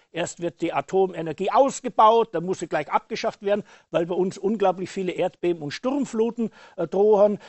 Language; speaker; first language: German; native; German